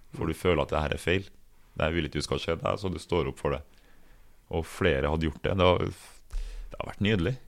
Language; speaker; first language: Norwegian; early bilingual, other home language; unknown